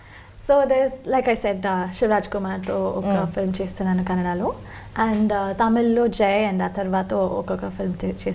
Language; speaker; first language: Telugu; non-native, local second language; Kannada